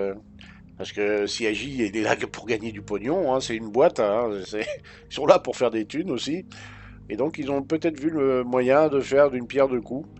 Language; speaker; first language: French; native; French